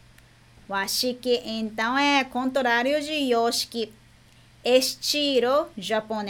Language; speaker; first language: Portuguese; non-native, fluent; Japanese